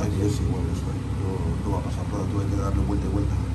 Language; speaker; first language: Spanish; native; Spanish